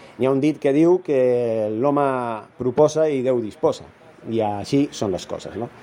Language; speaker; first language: Catalan; non-native, local second language; Spanish